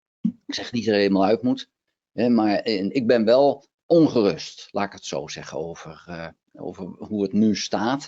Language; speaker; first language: Dutch; native; Dutch